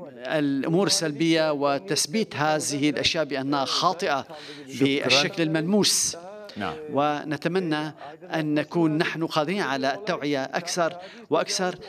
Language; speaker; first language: Arabic; non-native, fluent; Turkish